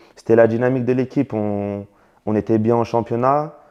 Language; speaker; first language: French; native; French